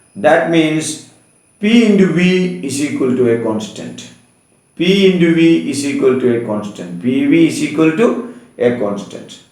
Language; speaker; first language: English; non-native, local second language; Malayalam